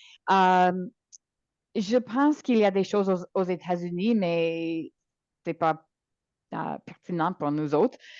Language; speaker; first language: French; non-native, local second language; English